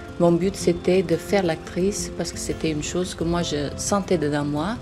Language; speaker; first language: French; non-native, fluent; Italian